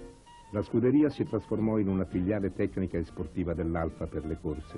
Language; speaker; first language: Italian; native; Italian